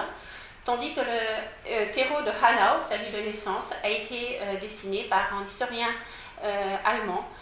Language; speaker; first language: French; native; French